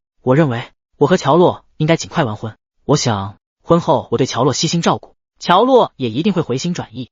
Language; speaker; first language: Chinese; native; Chinese